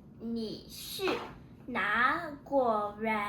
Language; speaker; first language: Chinese; non-native, learner; English